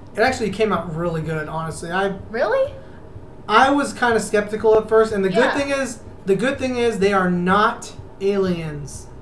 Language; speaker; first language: English; early bilingual, other home language; Spanish